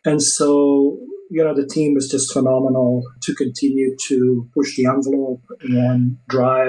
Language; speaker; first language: English; non-native, fluent; Dutch